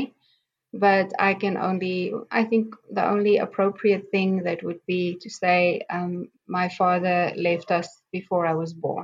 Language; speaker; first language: English; non-native, local second language; Afrikaans